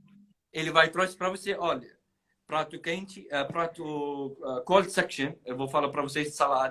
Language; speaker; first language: Portuguese; non-native, learner; Arabic